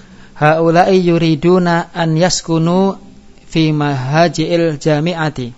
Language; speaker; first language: Arabic; non-native, fluent; Indonesian